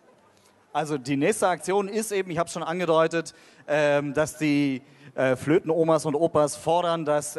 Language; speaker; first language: German; native; German